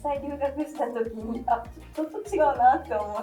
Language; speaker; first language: Japanese; non-native, fluent; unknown